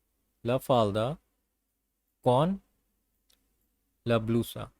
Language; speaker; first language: Spanish; non-native, learner; English